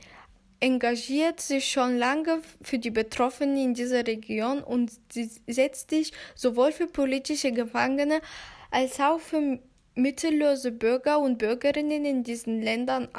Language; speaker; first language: German; non-native, fluent; Turkish